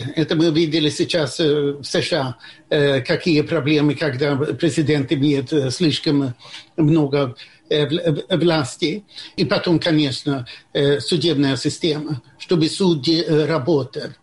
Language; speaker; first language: Russian; non-native, fluent; Swedish